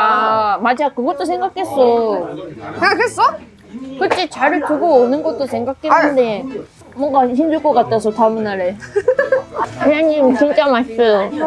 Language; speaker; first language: Korean; non-native, fluent; Japanese